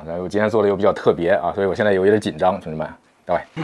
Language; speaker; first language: Chinese; native; Chinese